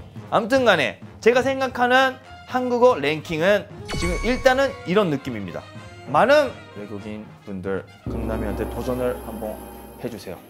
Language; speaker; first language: Korean; non-native, fluent; Japanese